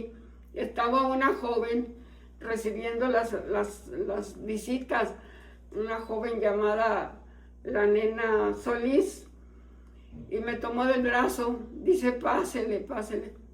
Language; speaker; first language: Spanish; native; Spanish